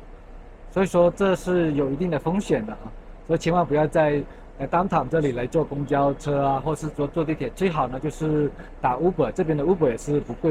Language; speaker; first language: Chinese; native; Chinese